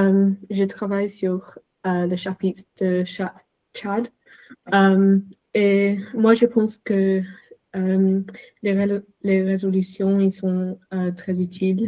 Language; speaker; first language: French; non-native, fluent; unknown